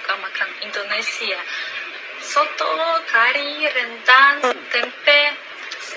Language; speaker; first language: Indonesian; non-native, fluent; Russian